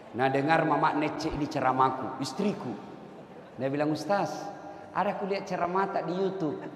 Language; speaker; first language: Indonesian; non-native, local second language; Buginese